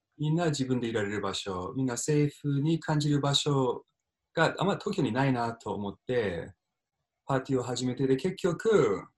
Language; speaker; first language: Japanese; non-native, fluent; English